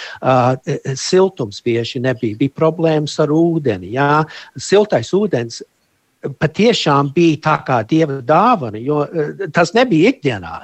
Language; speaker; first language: Latvian; early bilingual, heritage; Latvian